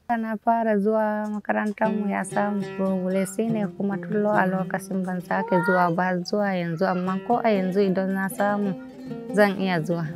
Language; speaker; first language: Hausa; non-native, local second language; Fula